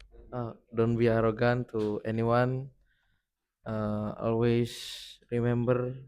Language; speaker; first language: English; non-native, learner; Indonesian